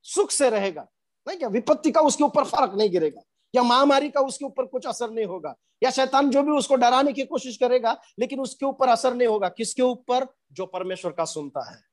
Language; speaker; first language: Hindi; non-native, local second language; Marathi